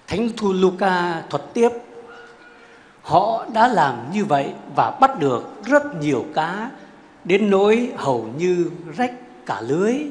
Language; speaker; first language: Vietnamese; native; Vietnamese